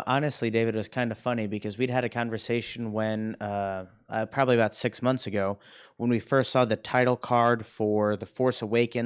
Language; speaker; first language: English; native; English